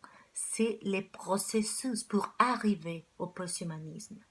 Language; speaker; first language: French; non-native, fluent; Spanish